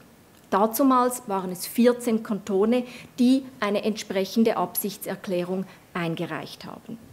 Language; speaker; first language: German; native; German